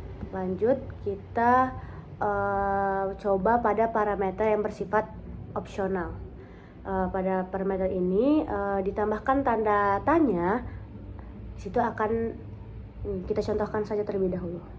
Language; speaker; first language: Indonesian; native; Indonesian